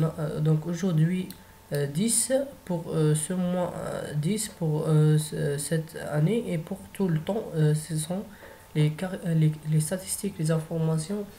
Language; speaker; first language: French; non-native, fluent; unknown